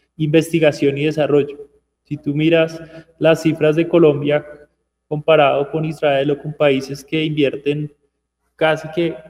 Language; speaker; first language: Spanish; native; Spanish